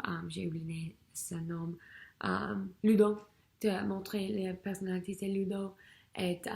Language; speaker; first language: French; non-native, learner; English